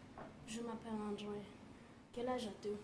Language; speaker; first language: French; non-native, learner; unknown